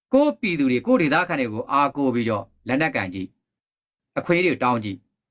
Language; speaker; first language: Burmese; native; Burmese